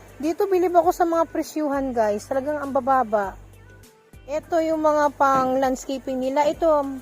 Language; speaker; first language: Filipino; non-native, local second language; Bikol